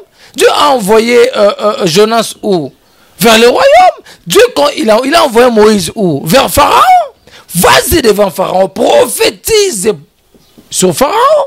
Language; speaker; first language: French; non-native, local second language; Lingala